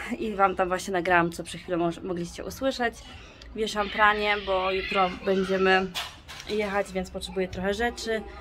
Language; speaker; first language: Polish; early bilingual, heritage; Polish